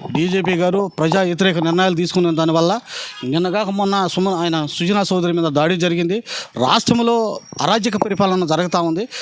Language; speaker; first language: Telugu; native; Telugu